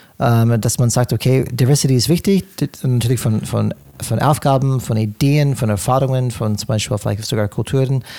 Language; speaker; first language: German; non-native, fluent; English